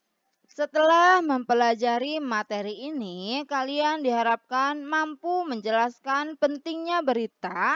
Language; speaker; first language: Indonesian; native; Indonesian